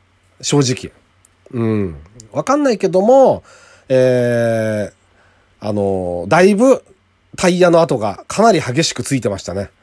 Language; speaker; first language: Japanese; native; Japanese